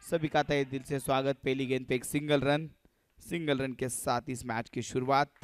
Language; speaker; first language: Hindi; non-native, local second language; Marathi